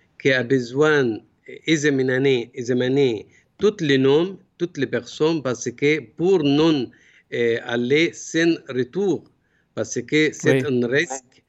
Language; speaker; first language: French; non-native, learner; Arabic